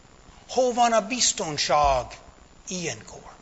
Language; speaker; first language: Hungarian; non-native, fluent; English